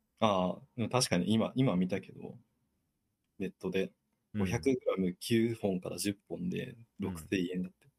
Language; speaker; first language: Japanese; native; Japanese